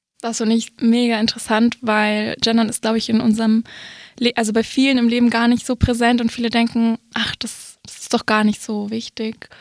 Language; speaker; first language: German; native; German